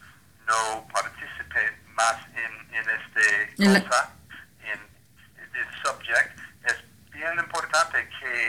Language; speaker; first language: Spanish; non-native, learner; English